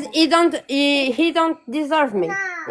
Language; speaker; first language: English; non-native, learner; Portuguese